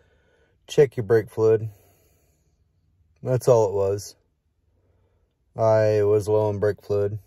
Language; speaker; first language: English; native; English